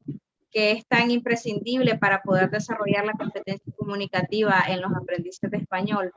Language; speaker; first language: Spanish; native; Spanish